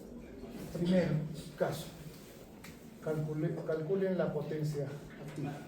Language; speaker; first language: Spanish; native; Spanish